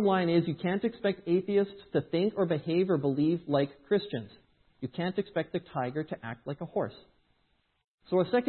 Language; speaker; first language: English; native; English